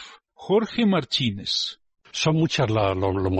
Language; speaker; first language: Russian; native; Russian